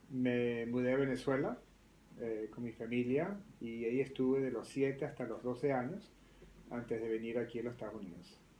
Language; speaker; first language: Spanish; early bilingual, other home language; French